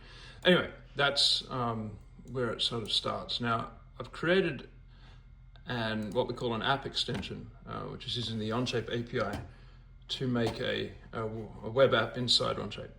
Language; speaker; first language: English; native; English